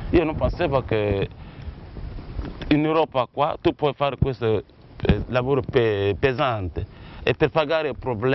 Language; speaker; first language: Italian; non-native, learner; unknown